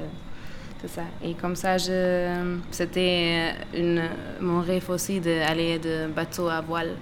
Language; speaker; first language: French; non-native, learner; German